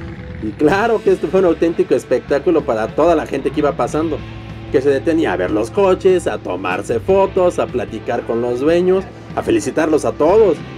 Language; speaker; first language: Spanish; native; Spanish